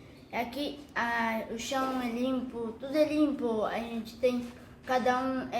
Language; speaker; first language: Portuguese; non-native, learner; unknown